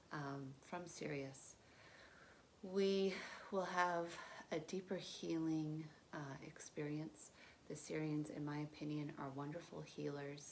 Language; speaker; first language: English; native; English